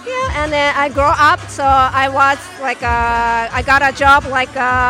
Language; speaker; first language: English; non-native, learner; Japanese